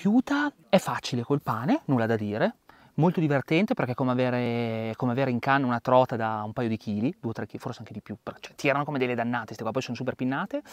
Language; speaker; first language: Italian; native; Italian